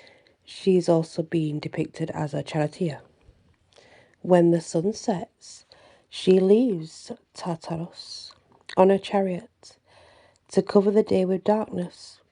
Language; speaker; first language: English; native; English